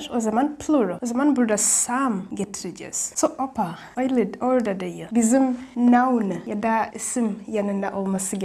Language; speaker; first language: Turkish; non-native, learner; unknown